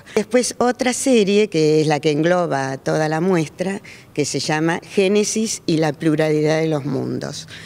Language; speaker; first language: Spanish; native; Spanish